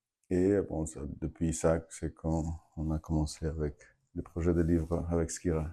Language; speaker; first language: French; non-native, fluent; Spanish